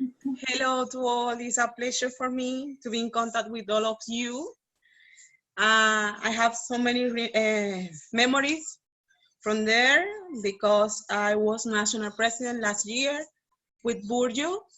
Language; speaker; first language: English; non-native, learner; Spanish